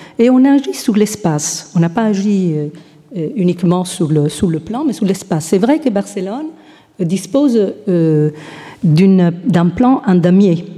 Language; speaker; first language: French; non-native, fluent; Italian